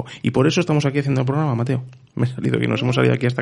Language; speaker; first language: Spanish; native; Spanish